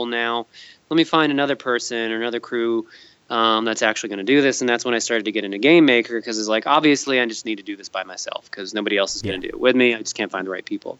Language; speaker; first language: English; native; English